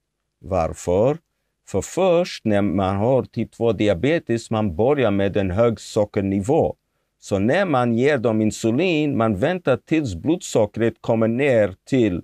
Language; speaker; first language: Swedish; non-native, fluent; Hebrew